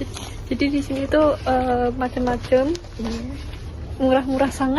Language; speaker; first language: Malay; non-native, learner; Indonesian